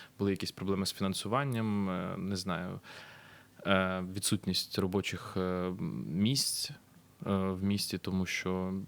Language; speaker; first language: Ukrainian; non-native, local second language; Russian